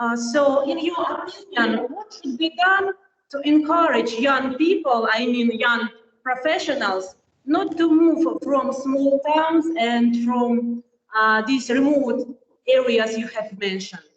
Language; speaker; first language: English; non-native, fluent; Russian